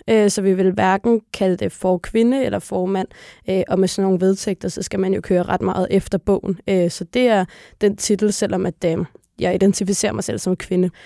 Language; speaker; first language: Danish; early bilingual, other home language; Arabic